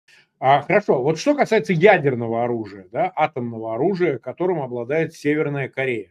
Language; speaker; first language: Russian; native; Russian